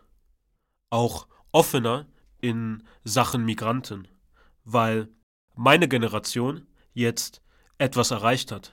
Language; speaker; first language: German; early bilingual, other home language; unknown